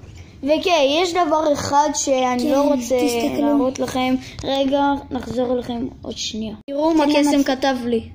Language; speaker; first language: Hebrew; native; Hebrew